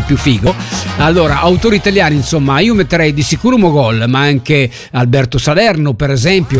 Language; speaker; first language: Italian; native; Italian